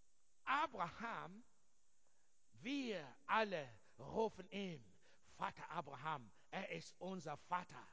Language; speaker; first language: German; non-native, learner; English